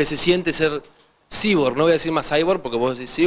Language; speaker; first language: Spanish; native; Spanish